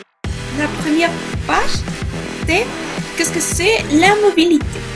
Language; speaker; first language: French; non-native, learner; Spanish